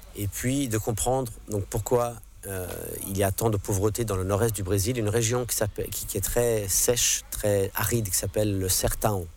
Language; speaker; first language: French; non-native, local second language; English